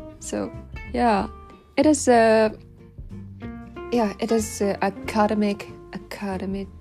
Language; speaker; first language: English; non-native, learner; Japanese